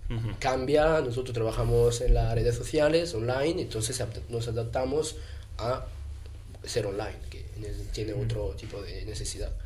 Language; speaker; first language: Spanish; non-native, fluent; German